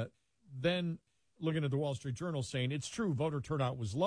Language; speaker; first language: English; native; English